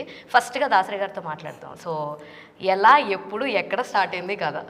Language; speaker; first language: Telugu; native; Telugu